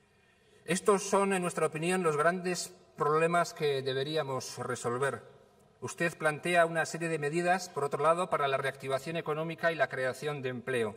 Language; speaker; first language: Spanish; native; Spanish